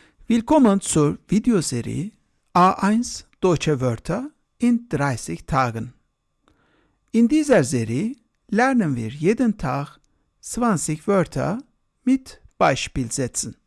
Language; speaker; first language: German; non-native, fluent; Turkish